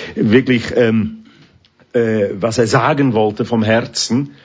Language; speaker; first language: German; non-native, fluent; English